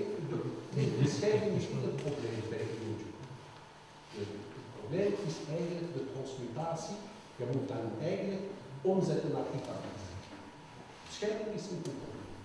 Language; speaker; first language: Dutch; non-native, local second language; French